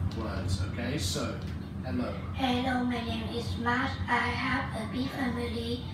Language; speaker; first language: English; non-native, learner; Vietnamese